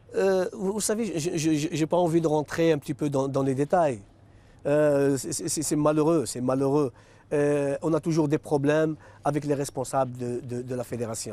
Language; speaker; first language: French; non-native, local second language; Arabic